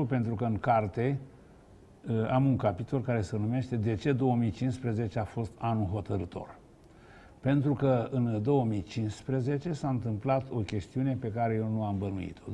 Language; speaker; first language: Romanian; native; Romanian